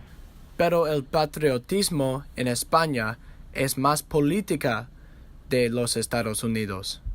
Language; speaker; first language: Spanish; non-native, learner; English